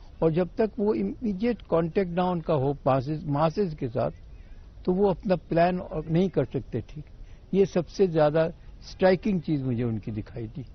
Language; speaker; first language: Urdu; native; Urdu